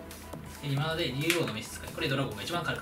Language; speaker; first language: Japanese; native; Japanese